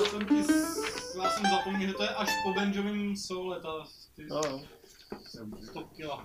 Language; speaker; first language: Czech; native; Czech